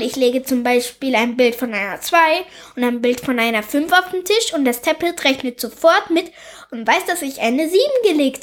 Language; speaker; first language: German; native; German